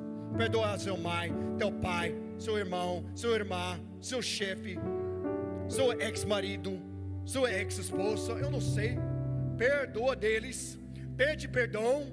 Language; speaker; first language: Portuguese; non-native, learner; English